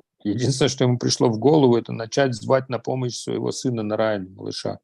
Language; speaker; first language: Russian; native; Russian